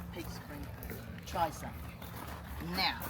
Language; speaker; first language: English; non-native, learner; Thai